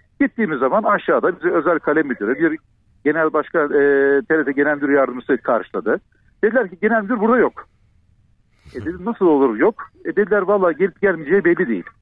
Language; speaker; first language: Turkish; native; Turkish